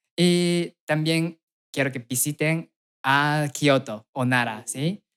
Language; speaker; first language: Spanish; non-native, fluent; Japanese